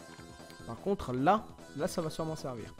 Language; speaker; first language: French; native; French